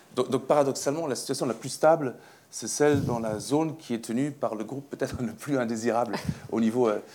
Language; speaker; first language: French; native; French